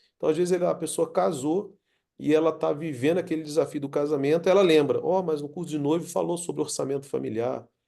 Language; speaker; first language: Portuguese; native; Portuguese